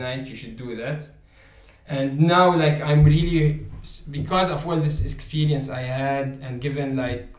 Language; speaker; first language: English; non-native, fluent; Arabic